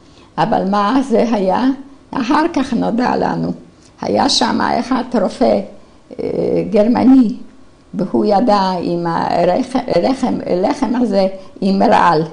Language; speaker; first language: Hebrew; non-native, fluent; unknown